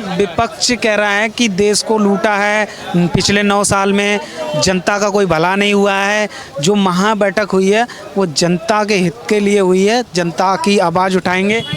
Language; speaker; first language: Hindi; native; Hindi